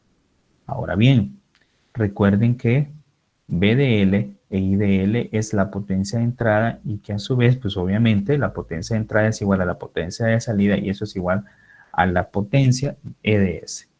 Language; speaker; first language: Spanish; native; Spanish